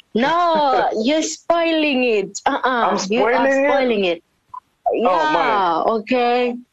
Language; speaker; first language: English; non-native, local second language; North Ndebele